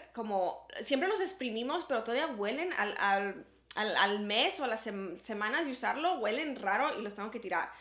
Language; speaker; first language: Spanish; early bilingual, heritage; Spanish